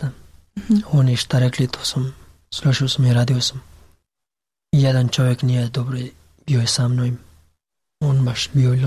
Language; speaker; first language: Serbian; non-native, learner; Pashto